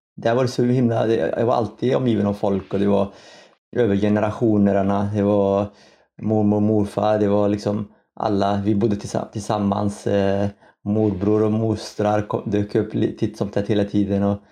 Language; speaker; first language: Swedish; early bilingual, other home language; Somali